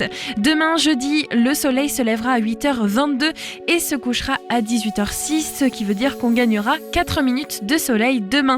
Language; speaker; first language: French; native; French